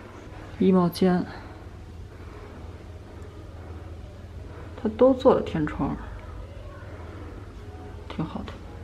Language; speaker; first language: Chinese; native; Chinese